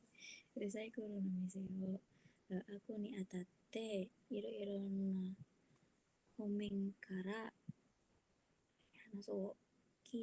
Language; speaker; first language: Japanese; non-native, learner; Indonesian